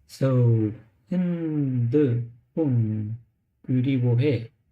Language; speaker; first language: Korean; non-native, learner; English